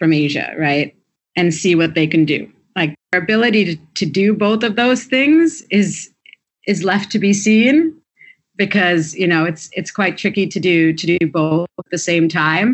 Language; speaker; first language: English; native; English